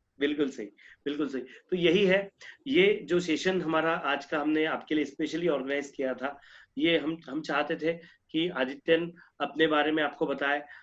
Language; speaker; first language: Hindi; non-native, local second language; Marathi